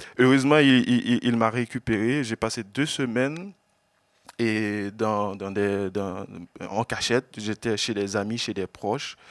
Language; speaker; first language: French; non-native, local second language; Haitian Creole